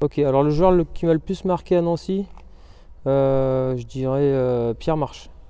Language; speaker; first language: French; native; French